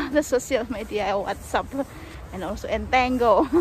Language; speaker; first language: English; non-native, learner; Indonesian